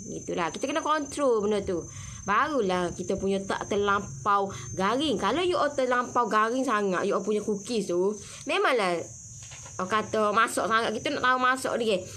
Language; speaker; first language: Malay; native; Malay